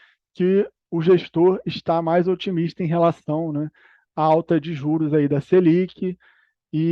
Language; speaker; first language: Portuguese; native; Portuguese